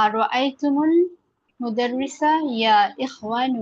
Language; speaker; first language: Arabic; non-native, learner; Bangla